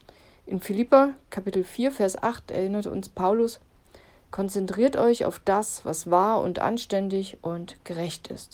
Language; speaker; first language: German; native; German